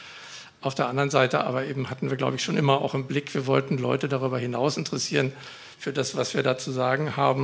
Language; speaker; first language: German; native; German